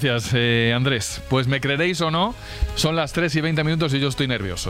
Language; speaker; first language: Spanish; native; Spanish